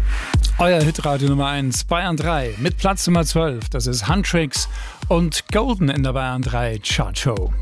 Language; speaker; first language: German; native; German